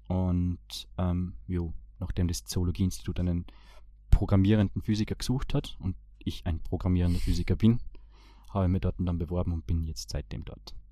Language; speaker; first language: German; early bilingual, other home language; Bosnian